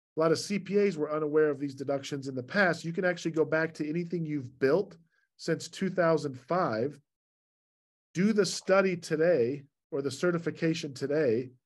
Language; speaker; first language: English; native; English